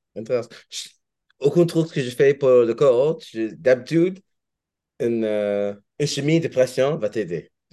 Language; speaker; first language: French; non-native, learner; English